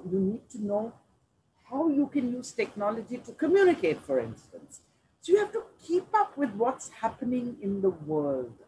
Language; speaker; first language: English; non-native, local second language; Punjabi